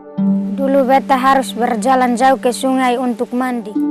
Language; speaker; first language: Indonesian; non-native, local second language; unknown